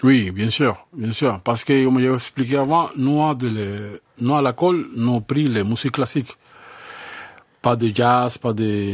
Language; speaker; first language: French; non-native, learner; Spanish